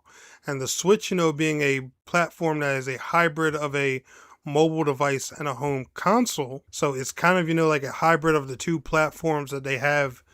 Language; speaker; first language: English; native; English